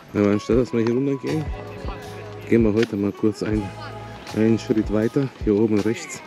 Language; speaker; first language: German; native; German